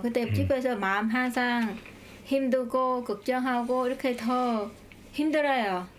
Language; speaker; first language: Korean; non-native, learner; Vietnamese